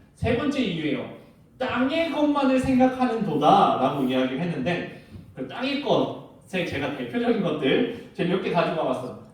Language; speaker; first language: Korean; native; Korean